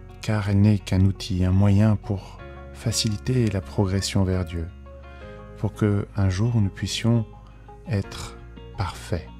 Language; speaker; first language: French; native; French